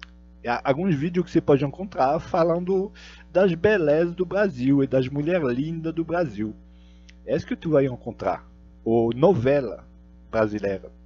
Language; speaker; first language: Portuguese; non-native, fluent; Russian